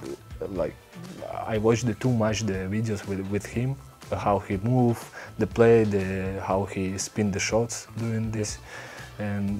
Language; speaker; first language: English; non-native, learner; Belarusian